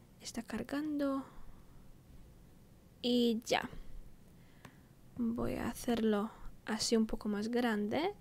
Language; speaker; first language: Spanish; non-native, fluent; Polish